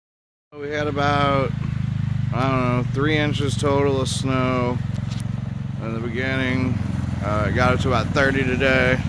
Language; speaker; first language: English; native; English